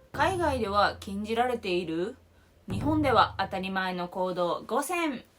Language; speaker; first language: Japanese; native; Japanese